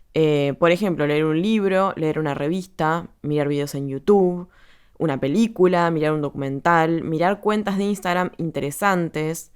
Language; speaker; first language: Spanish; native; Spanish